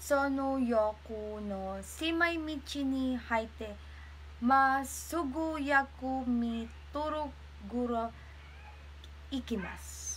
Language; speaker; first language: Japanese; non-native, learner; Filipino